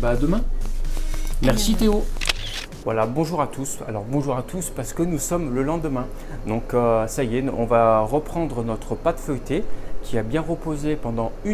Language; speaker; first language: French; native; French